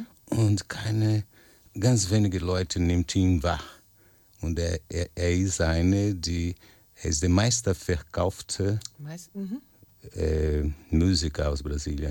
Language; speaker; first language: German; non-native, fluent; Portuguese